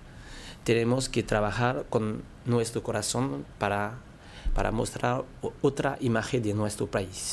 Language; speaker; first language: Spanish; non-native, learner; French